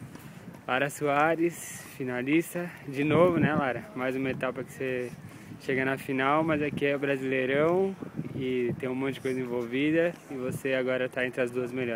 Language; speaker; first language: Portuguese; native; Portuguese